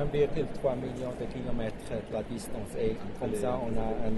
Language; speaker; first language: French; non-native, fluent; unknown